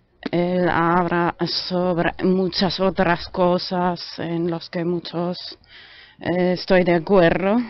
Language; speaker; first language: Spanish; non-native, learner; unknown